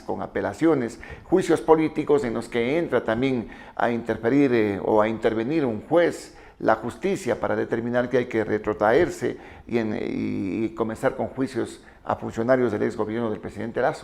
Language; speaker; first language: Spanish; native; Spanish